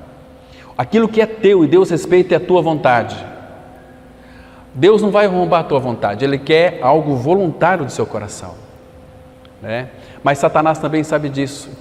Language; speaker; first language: Portuguese; native; Portuguese